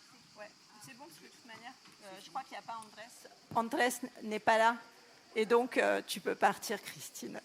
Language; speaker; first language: French; native; French